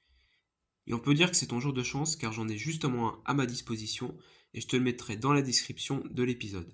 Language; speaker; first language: French; native; French